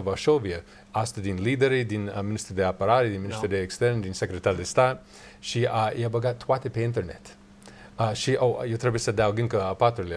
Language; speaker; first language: Romanian; non-native, learner; English